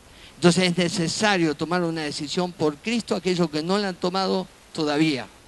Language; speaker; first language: Spanish; native; Spanish